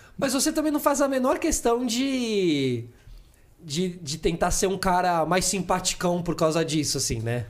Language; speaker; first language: Portuguese; early bilingual, other home language; Spanish